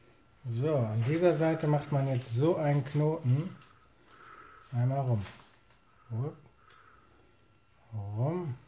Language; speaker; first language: German; native; German